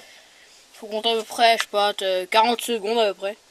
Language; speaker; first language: French; native; French